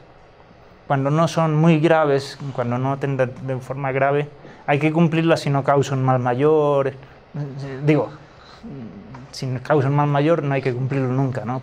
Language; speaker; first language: Spanish; native; Spanish